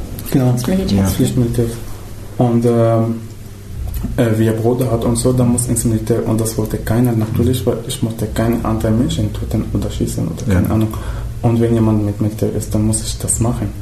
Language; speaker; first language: German; non-native, fluent; Arabic